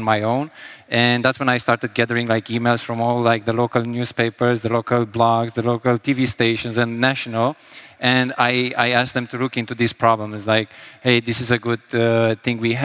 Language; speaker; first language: English; non-native, fluent; Romanian